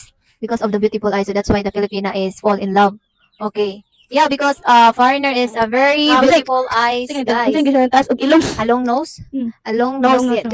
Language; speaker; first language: English; non-native, local second language; Cebuano